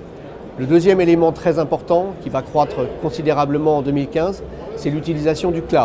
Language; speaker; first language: French; native; French